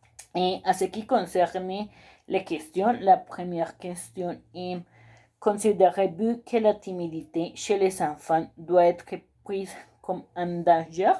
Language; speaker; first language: French; non-native, learner; Spanish